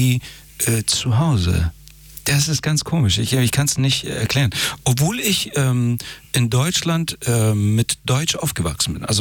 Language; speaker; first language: German; early bilingual, other home language; Persian